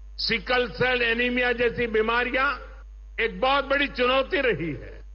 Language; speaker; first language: Hindi; non-native, local second language; Gujarati